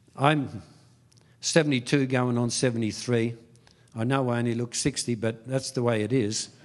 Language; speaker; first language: English; early bilingual, other home language; Dutch